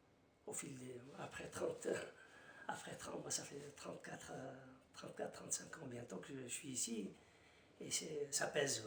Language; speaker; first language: French; non-native, local second language; Arabic